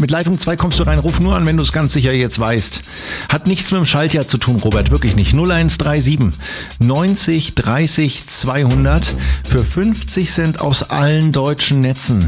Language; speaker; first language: German; native; German